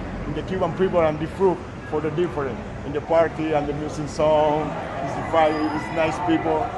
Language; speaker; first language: English; non-native, learner; Spanish